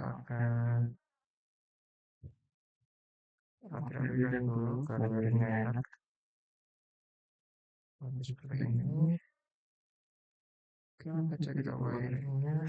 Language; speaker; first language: Indonesian; native; Indonesian